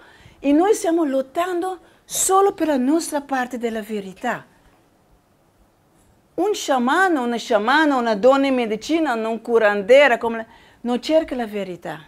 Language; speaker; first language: Italian; non-native, learner; Spanish